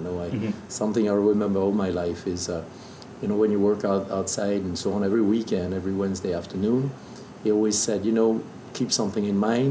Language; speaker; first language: English; non-native, fluent; French